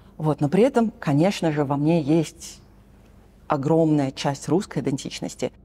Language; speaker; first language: Russian; native; Russian